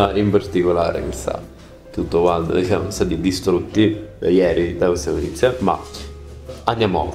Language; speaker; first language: Italian; native; Italian